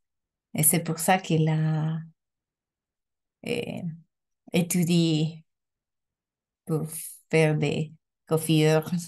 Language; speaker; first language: French; non-native, learner; Spanish